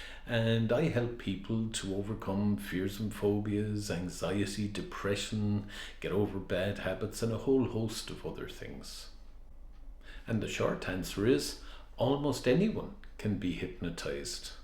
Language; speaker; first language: English; native; English